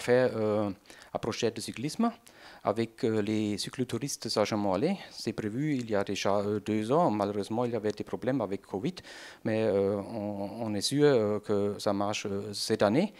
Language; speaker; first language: French; non-native, fluent; German